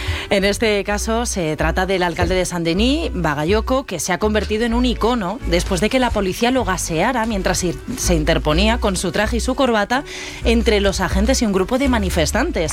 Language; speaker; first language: Spanish; native; Spanish